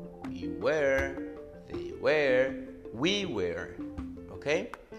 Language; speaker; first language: English; non-native, fluent; Spanish